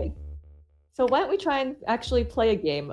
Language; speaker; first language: English; native; English